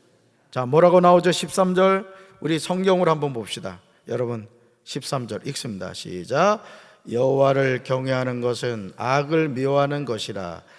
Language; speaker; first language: Korean; native; Korean